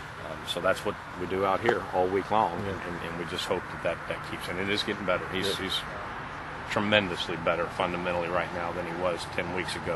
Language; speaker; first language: English; native; English